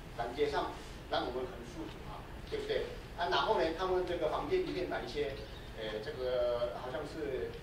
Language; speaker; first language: Chinese; non-native, fluent; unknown